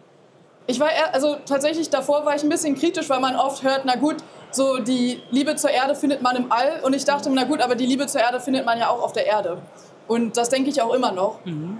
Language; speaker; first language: German; native; German